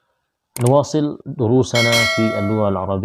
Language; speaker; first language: Arabic; non-native, fluent; Indonesian